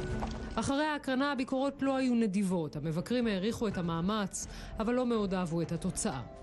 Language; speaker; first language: Hebrew; native; Hebrew